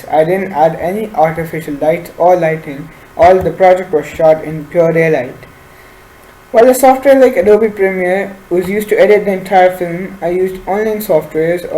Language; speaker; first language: English; non-native, local second language; Urdu